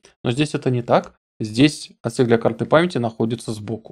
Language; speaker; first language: Russian; native; Russian